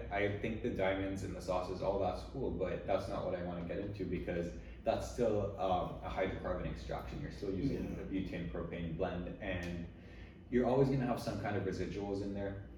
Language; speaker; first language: English; early bilingual, other home language; Arabic